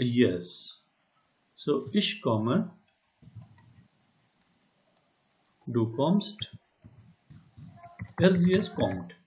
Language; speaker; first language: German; non-native, learner; Hindi